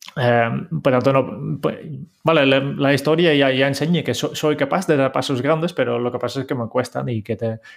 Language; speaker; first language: Spanish; non-native, fluent; Dutch